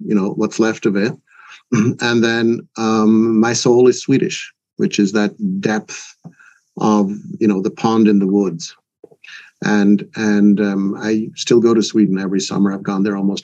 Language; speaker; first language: English; non-native, fluent; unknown